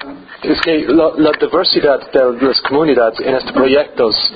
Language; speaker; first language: Spanish; non-native, learner; English